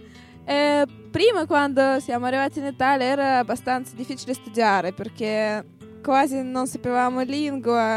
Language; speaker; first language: Italian; non-native, learner; Russian